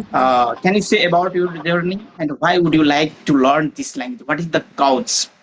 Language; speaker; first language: English; non-native, learner; Maithili